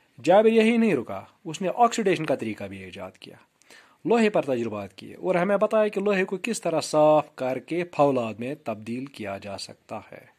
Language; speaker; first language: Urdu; non-native, local second language; Kashmiri